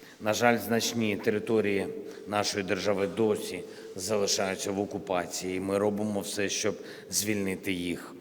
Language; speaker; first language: Ukrainian; non-native, local second language; Russian